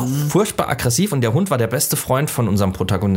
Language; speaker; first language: German; native; German